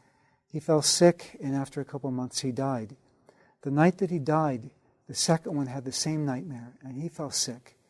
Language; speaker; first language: English; native; English